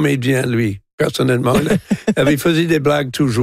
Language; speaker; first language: French; non-native, local second language; English